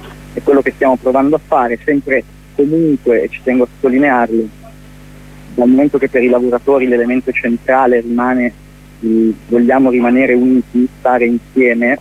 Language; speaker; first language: Italian; native; Italian